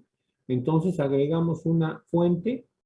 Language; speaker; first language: Spanish; native; Spanish